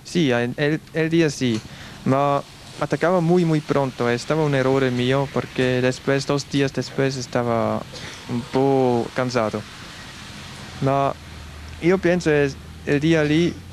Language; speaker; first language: Spanish; non-native, learner; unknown